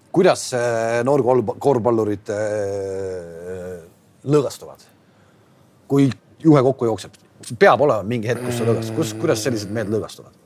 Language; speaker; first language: Estonian; native; Estonian